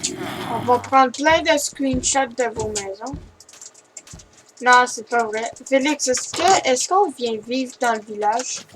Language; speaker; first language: French; native; French